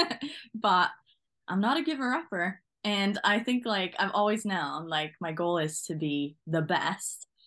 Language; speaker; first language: English; non-native, fluent; Norwegian